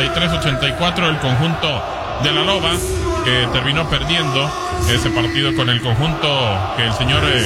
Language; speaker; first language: Spanish; native; Spanish